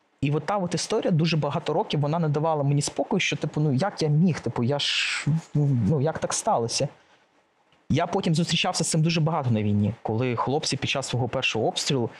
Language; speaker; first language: Ukrainian; native; Ukrainian